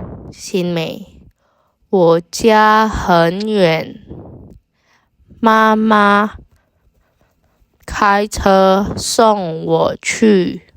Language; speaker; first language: Chinese; non-native, fluent; Indonesian